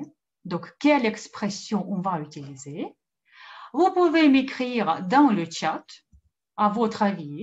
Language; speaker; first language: French; non-native, fluent; Russian